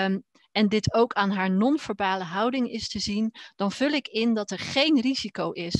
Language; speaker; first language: Dutch; native; Dutch